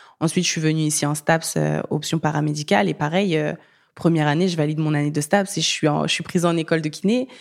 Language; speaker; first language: French; early bilingual, other home language; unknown